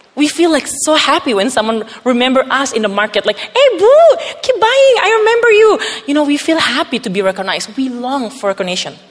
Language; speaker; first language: English; non-native, fluent; Indonesian